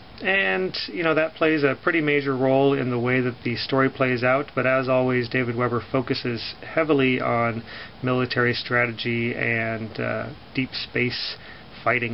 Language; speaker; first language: English; native; English